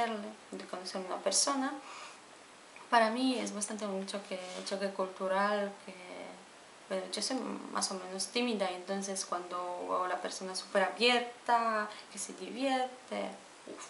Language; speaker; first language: Spanish; non-native, fluent; Polish